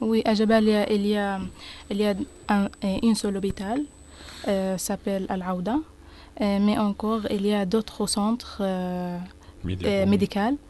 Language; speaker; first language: French; non-native, learner; Arabic